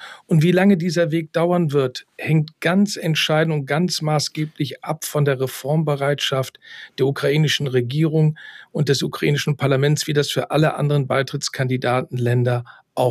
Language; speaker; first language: German; native; German